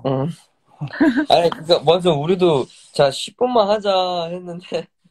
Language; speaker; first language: Korean; early bilingual, heritage; Korean